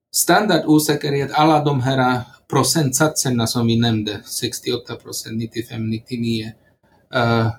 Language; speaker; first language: Swedish; non-native, fluent; Slovak